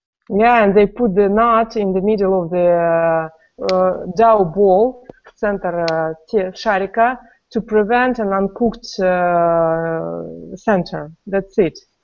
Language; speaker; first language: English; non-native, fluent; Russian